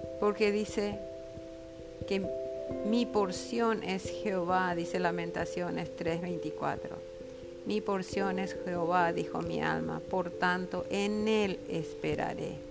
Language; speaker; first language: Spanish; native; Spanish